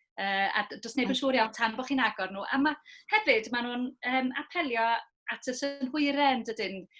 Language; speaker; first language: Welsh; native; Welsh